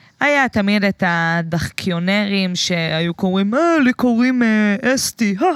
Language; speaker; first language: Hebrew; native; Hebrew